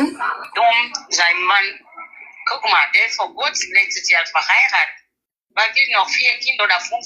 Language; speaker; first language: German; non-native, learner; Nigerian Pidgin